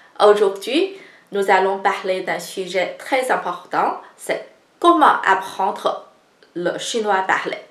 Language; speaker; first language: French; non-native, fluent; Chinese